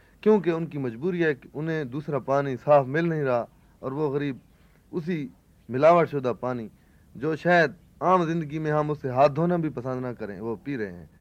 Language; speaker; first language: Urdu; non-native, local second language; Saraiki